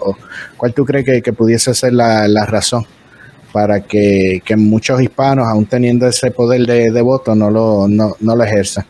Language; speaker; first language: Spanish; native; Spanish